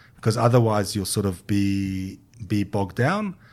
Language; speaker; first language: English; non-native, fluent; Hebrew